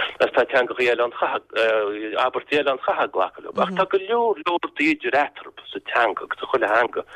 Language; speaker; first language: Irish; non-native, local second language; English